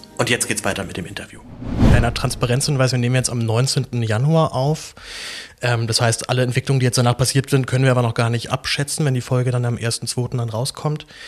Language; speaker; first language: German; native; German